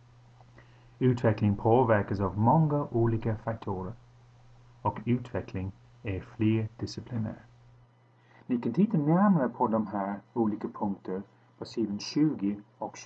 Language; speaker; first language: Swedish; non-native, fluent; English